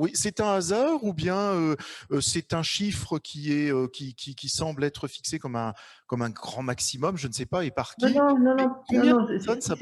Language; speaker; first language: French; native; French